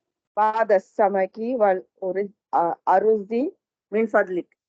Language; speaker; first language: Arabic; non-native, learner; Tamil